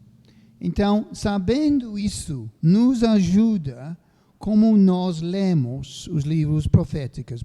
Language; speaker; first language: Portuguese; non-native, fluent; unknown